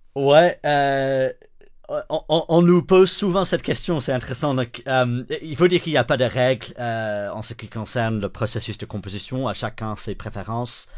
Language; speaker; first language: French; non-native, fluent; English